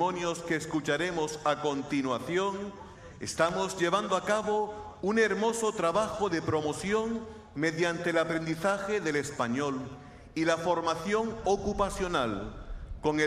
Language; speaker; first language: Spanish; native; Spanish